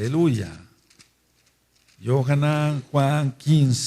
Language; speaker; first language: Spanish; native; Spanish